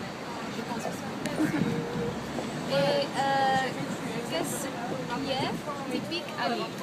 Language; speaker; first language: French; non-native, learner; Dutch